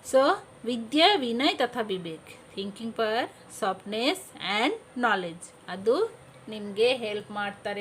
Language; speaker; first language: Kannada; non-native, local second language; Hindi